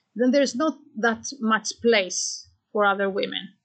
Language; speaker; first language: English; non-native, fluent; Greek